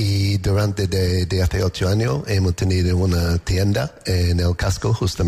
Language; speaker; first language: Spanish; non-native, learner; English